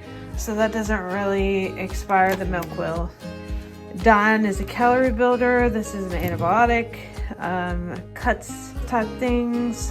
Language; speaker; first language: English; native; English